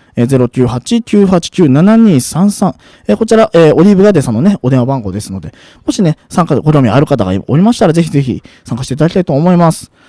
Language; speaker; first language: Japanese; native; Japanese